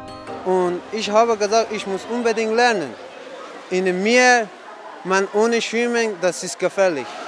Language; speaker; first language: German; non-native, learner; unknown